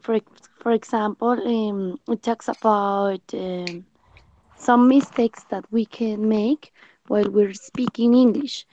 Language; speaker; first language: English; non-native, learner; Spanish